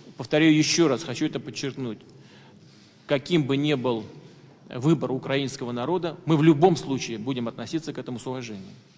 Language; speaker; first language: Russian; native; Russian